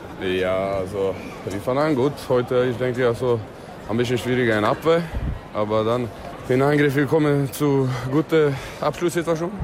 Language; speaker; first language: German; non-native, learner; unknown